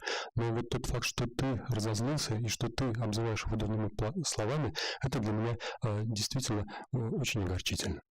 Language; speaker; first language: Russian; native; Russian